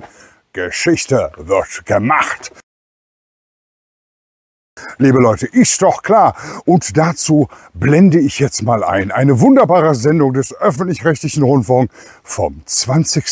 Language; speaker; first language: German; native; German